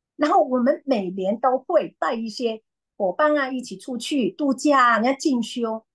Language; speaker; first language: Chinese; non-native, local second language; Cantonese